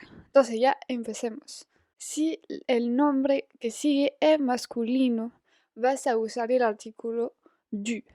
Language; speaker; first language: Spanish; non-native, fluent; French